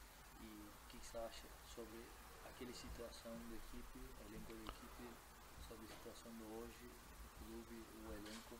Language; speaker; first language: Portuguese; non-native, fluent; Turkish